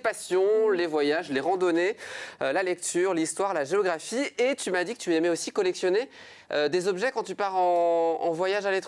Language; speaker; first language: French; native; French